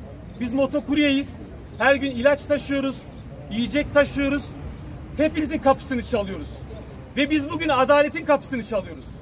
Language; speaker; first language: Turkish; native; Turkish